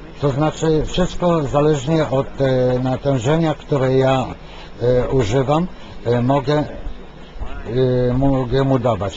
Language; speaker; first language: Polish; non-native, fluent; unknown